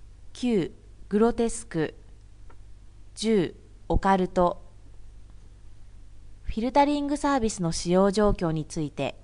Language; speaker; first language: Japanese; native; Japanese